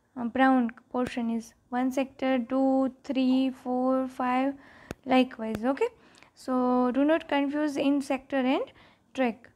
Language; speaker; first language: English; non-native, local second language; Gujarati